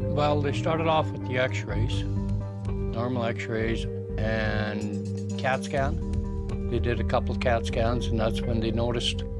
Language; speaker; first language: English; native; English